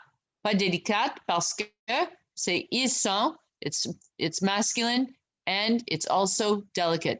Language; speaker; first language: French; non-native, local second language; English